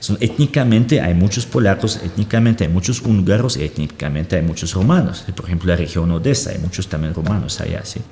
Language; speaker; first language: Spanish; non-native, fluent; Russian